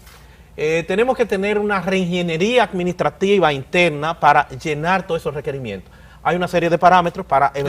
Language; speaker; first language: Spanish; native; Spanish